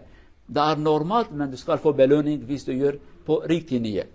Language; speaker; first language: Swedish; non-native, learner; Kurdish